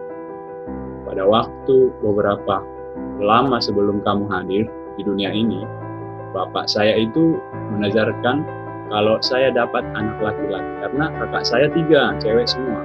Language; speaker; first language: Indonesian; native; Indonesian